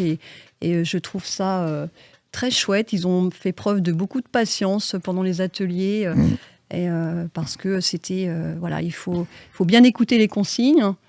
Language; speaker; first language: French; native; French